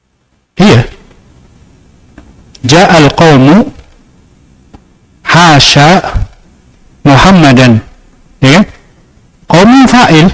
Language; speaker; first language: Arabic; non-native, fluent; Indonesian